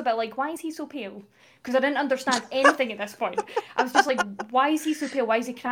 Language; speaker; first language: English; native; English